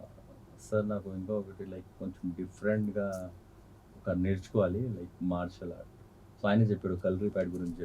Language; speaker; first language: Telugu; non-native, local second language; Hindi